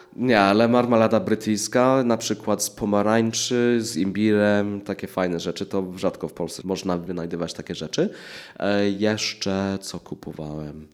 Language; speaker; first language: Polish; early bilingual, heritage; English